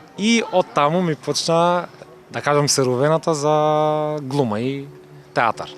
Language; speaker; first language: Macedonian; non-native, local second language; Turkish